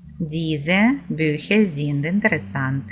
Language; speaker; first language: German; non-native, fluent; Ukrainian